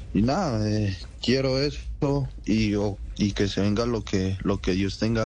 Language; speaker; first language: Spanish; native; Spanish